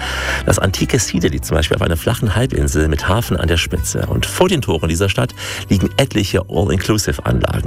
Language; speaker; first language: German; native; German